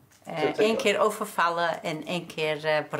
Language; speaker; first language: Dutch; non-native, learner; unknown